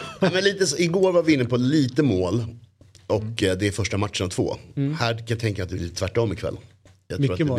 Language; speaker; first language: Swedish; native; Swedish